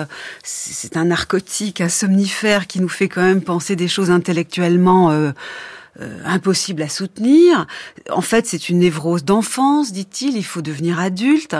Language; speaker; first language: French; native; French